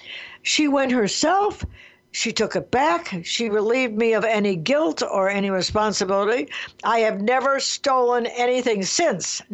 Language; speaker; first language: English; native; English